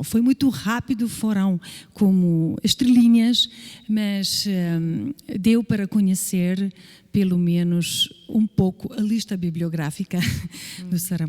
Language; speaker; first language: Portuguese; non-native, fluent; Slovenian